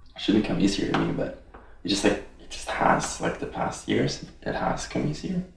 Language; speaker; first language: English; non-native, fluent; Norwegian